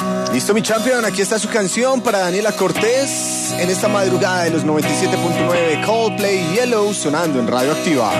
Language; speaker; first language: Spanish; native; Spanish